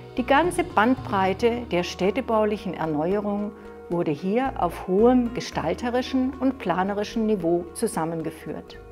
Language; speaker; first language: German; native; German